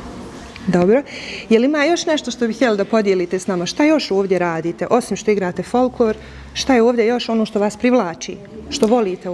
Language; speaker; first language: Bosnian; native; Bosnian